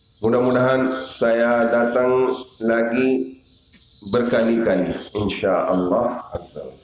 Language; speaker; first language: Indonesian; non-native, learner; Urdu